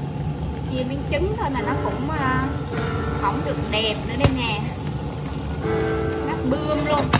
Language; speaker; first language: Vietnamese; native; Vietnamese